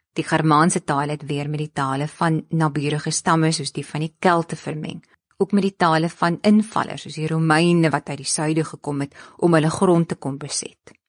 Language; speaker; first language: Afrikaans; native; Afrikaans